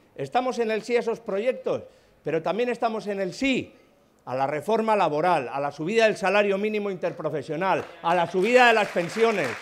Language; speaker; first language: Spanish; native; Spanish